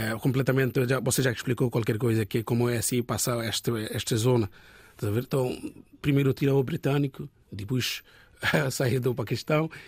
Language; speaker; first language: Portuguese; non-native, learner; Bangla